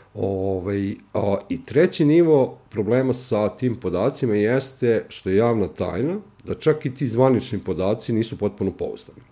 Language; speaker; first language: Serbian; native; Serbian